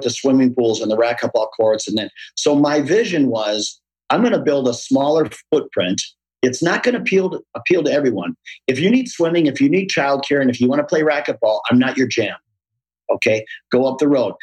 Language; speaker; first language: English; native; English